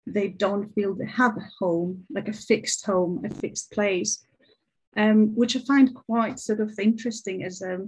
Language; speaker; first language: English; non-native, fluent; Greek